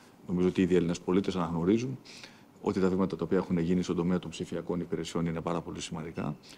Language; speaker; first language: Greek; native; Greek